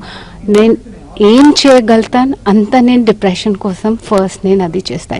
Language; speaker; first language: Telugu; non-native, local second language; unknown